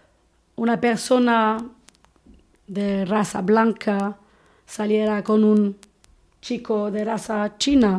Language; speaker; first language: Spanish; non-native, fluent; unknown